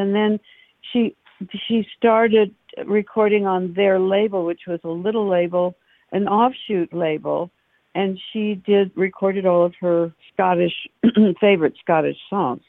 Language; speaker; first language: English; native; English